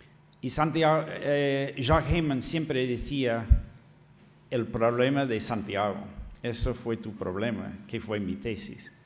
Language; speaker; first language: Spanish; non-native, fluent; English